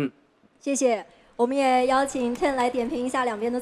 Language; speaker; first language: Chinese; native; Chinese